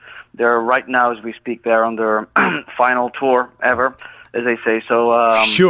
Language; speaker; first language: English; non-native, fluent; Greek